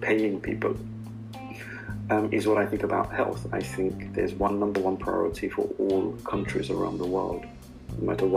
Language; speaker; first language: English; non-native, local second language; Urdu